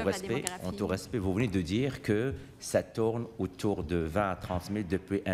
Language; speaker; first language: French; native; French